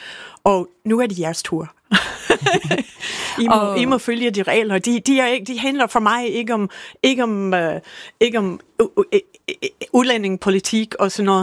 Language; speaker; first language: Danish; non-native, fluent; English